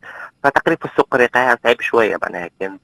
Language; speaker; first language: Arabic; native; Arabic